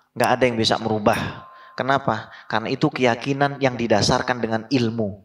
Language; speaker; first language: Indonesian; native; Indonesian